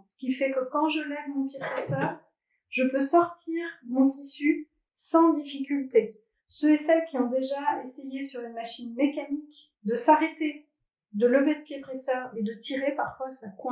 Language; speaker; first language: French; native; French